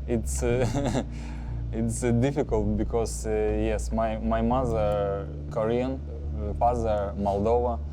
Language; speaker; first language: English; non-native, learner; Russian